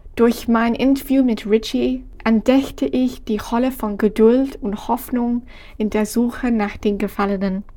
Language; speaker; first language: German; non-native, fluent; English